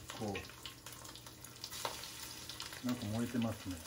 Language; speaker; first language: Japanese; native; Japanese